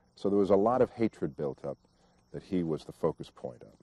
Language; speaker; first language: English; native; English